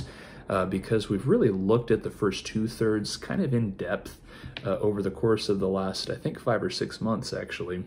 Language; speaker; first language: English; native; English